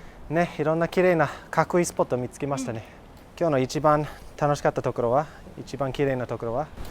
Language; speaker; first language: Japanese; non-native, fluent; English